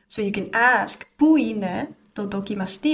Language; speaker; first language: Greek; non-native, learner; English